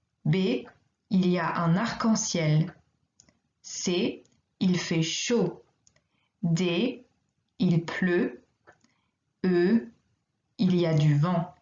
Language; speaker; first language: French; non-native, fluent; English